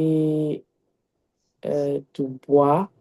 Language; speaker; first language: French; non-native, learner; English